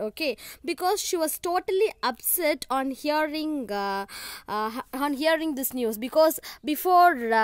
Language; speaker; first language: English; non-native, local second language; Tamil